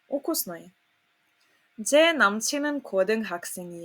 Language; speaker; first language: Korean; non-native, fluent; Serbian